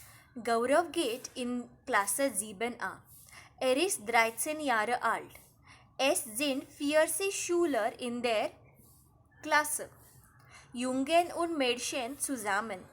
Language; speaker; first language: German; non-native, fluent; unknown